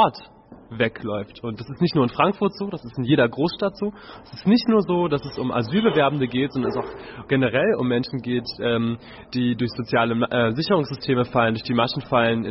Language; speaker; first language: German; native; German